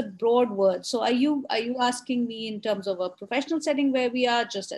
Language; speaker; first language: English; non-native, local second language; Hindi